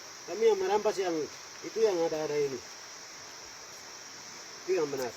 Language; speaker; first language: Indonesian; non-native, local second language; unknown